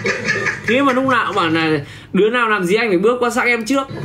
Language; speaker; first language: Vietnamese; native; Vietnamese